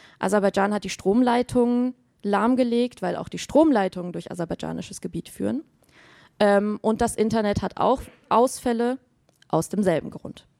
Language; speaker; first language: German; early bilingual, other home language; Armenian